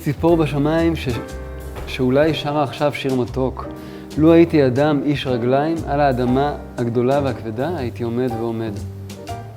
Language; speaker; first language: Hebrew; native; Hebrew